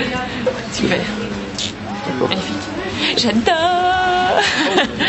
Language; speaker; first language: French; native; French